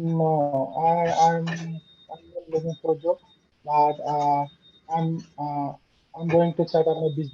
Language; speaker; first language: English; non-native, learner; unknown